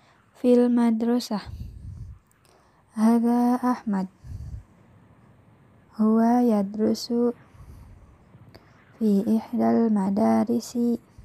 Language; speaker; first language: Arabic; non-native, fluent; Indonesian